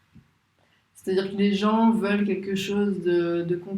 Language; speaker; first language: French; native; French